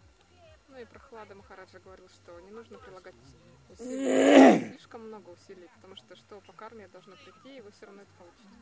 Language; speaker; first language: Russian; native; Russian